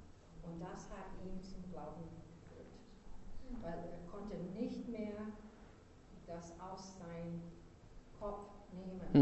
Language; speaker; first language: German; non-native, learner; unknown